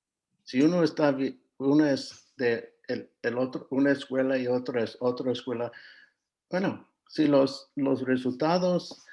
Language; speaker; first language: Spanish; non-native, fluent; English